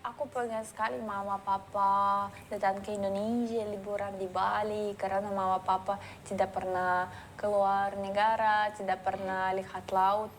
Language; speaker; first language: Indonesian; non-native, learner; Russian